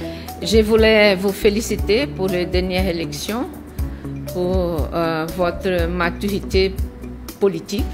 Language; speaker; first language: French; non-native, fluent; Portuguese